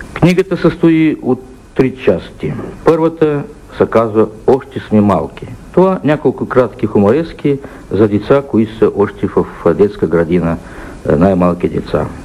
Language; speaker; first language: Bulgarian; early bilingual, heritage; Bulgarian